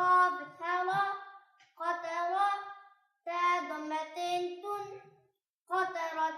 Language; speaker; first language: Arabic; non-native, learner; Uzbek